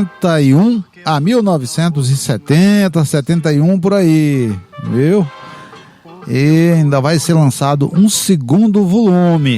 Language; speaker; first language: Portuguese; native; Portuguese